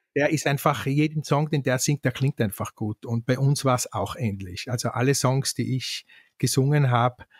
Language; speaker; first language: German; native; German